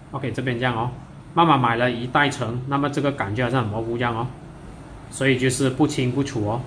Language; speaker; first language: Chinese; native; Chinese